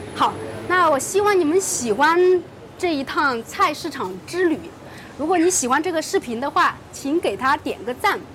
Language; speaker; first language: Chinese; native; Chinese